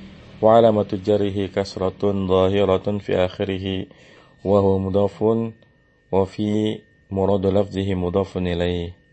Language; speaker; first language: Arabic; non-native, fluent; Indonesian